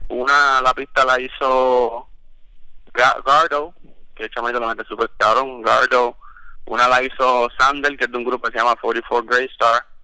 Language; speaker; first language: Spanish; early bilingual, heritage; Spanish